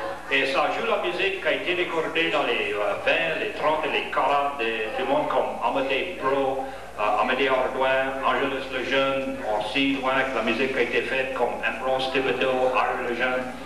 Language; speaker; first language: French; early bilingual, heritage; French